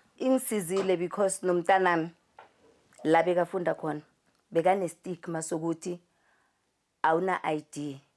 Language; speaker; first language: Zulu; native; Zulu